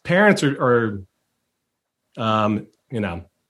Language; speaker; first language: English; early bilingual, other home language; Chinese